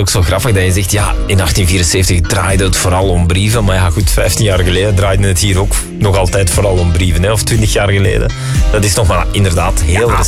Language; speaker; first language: Dutch; native; Dutch